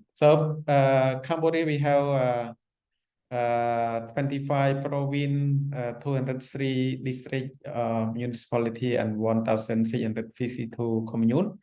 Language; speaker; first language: English; non-native, fluent; Khmer